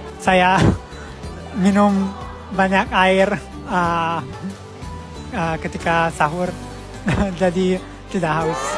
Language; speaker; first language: Indonesian; non-native, learner; Italian